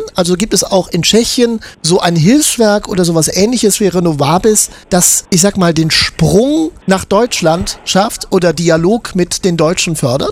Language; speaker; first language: German; native; German